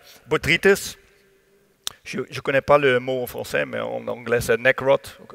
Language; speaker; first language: French; non-native, learner; Dutch